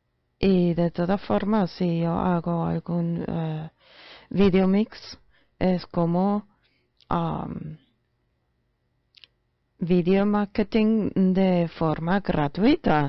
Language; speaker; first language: Spanish; non-native, fluent; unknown